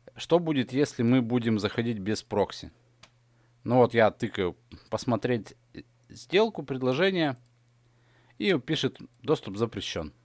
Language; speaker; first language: Russian; native; Russian